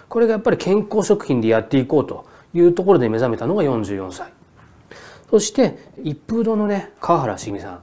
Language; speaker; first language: Japanese; native; Japanese